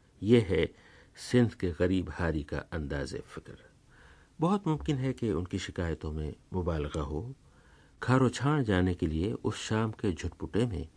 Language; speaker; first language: Urdu; native; Urdu